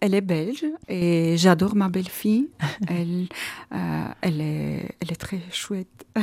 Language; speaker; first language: French; non-native, fluent; Armenian